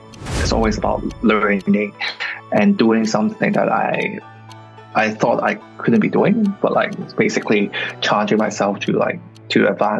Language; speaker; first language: English; non-native, local second language; Cantonese